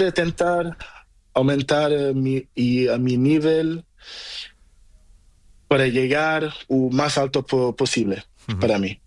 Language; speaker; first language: Spanish; non-native, learner; Portuguese